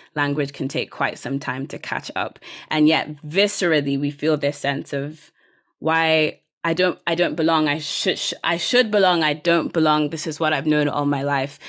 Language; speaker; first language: English; native; English